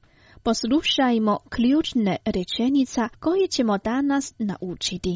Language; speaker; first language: Croatian; non-native, fluent; Chinese